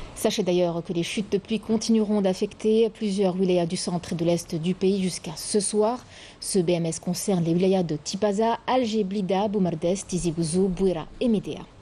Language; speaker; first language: French; non-native, local second language; Arabic